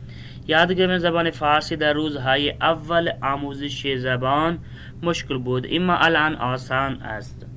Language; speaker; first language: Persian; non-native, fluent; Urdu